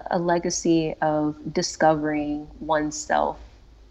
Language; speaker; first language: English; native; English